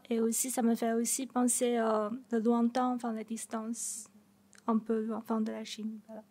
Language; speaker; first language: French; non-native, fluent; Chinese